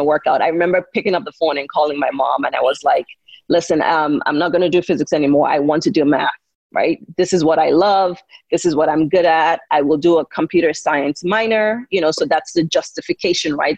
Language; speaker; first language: English; non-native, local second language; Yoruba